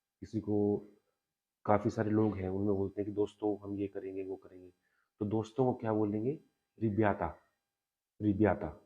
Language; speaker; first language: Hindi; native; Hindi